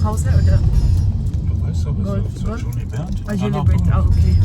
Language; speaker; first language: German; non-native, learner; Filipino